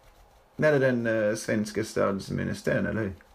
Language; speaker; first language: Swedish; non-native, fluent; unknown